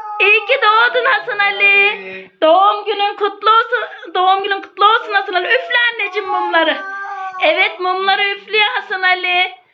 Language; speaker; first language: Turkish; native; Turkish